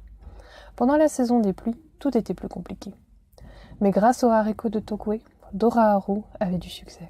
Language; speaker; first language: French; native; French